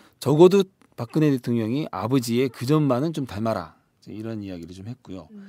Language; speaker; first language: Korean; native; Korean